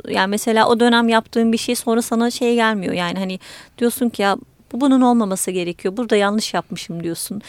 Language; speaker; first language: Turkish; native; Turkish